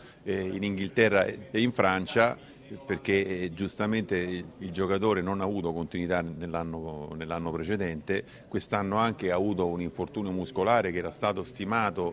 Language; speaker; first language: Italian; native; Italian